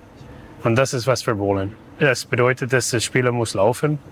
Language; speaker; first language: German; non-native, learner; English